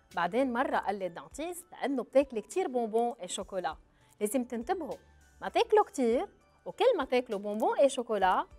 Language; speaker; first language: Arabic; native; Arabic